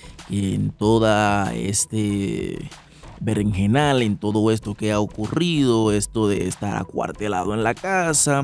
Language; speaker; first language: Spanish; native; Spanish